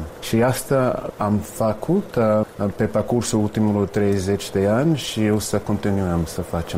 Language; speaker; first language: Romanian; non-native, fluent; English